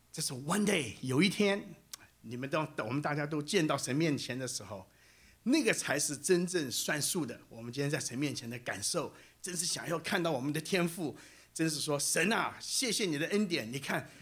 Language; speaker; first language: Chinese; native; Chinese